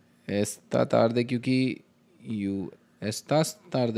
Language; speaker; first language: Spanish; non-native, learner; Hindi